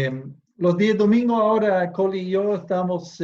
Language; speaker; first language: Spanish; non-native, fluent; English